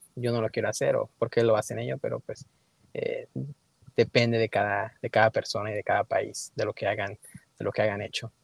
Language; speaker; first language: Spanish; early bilingual, heritage; Spanish